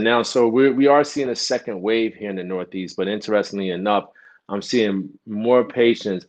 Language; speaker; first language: English; native; English